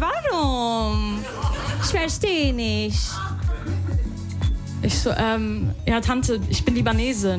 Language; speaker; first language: German; early bilingual, other home language; Arabic